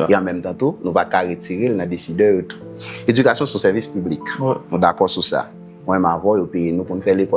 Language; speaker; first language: Haitian Creole; native; Haitian Creole